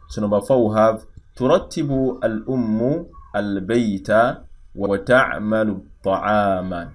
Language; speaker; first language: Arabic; non-native, fluent; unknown